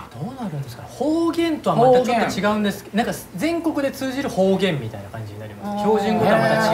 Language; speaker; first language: Japanese; native; Japanese